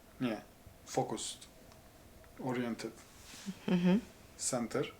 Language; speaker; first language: Polish; non-native, learner; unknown